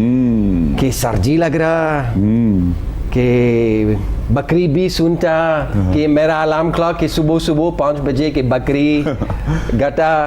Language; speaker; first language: Hindi; non-native, learner; English